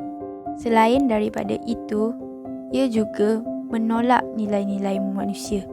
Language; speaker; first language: Malay; native; Malay